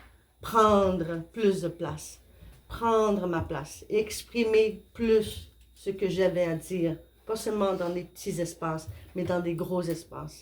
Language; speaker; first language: French; non-native, fluent; Spanish